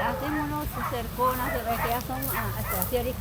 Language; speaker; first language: Spanish; native; Spanish